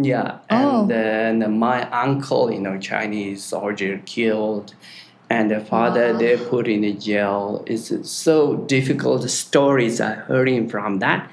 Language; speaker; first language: English; non-native, learner; Tibetan